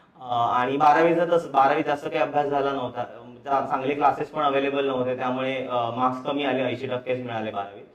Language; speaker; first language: Marathi; native; Marathi